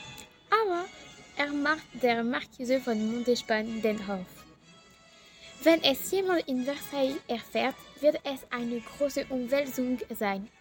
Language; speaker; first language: German; non-native, learner; French